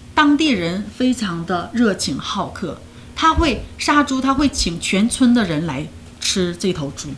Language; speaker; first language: Chinese; native; Chinese